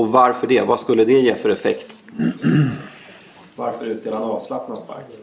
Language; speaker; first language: Swedish; native; Swedish